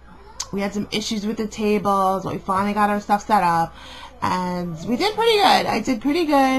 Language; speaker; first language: English; native; English